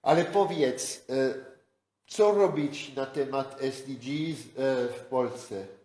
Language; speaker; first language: Polish; non-native, learner; French